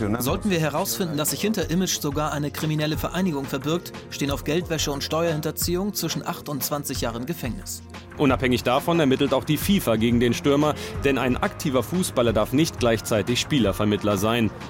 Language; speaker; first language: German; native; German